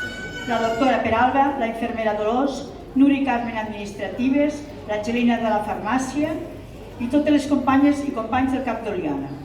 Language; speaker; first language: Catalan; native; Catalan